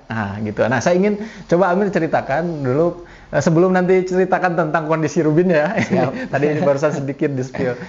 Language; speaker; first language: Indonesian; native; Indonesian